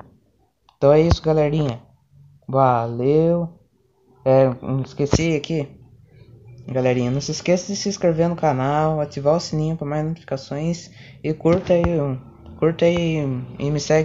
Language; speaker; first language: Portuguese; native; Portuguese